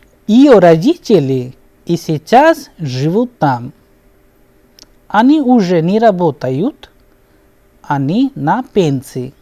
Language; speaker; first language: Russian; non-native, fluent; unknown